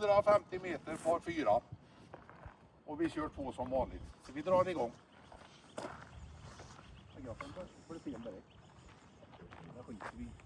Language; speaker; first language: Swedish; native; Swedish